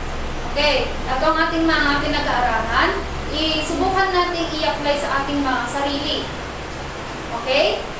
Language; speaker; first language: Filipino; native; Filipino